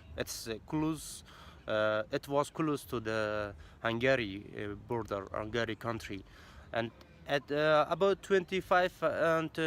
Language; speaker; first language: English; non-native, learner; Persian